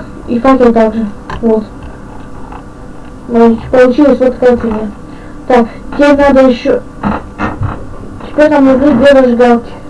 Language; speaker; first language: Russian; native; Russian